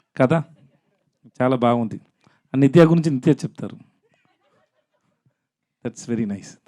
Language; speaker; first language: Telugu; non-native, learner; Tamil